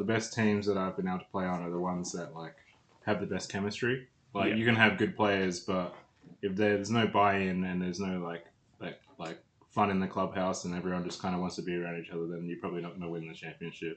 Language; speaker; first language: English; native; English